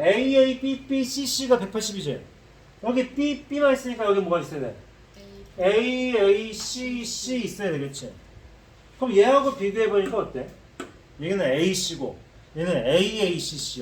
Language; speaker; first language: Korean; native; Korean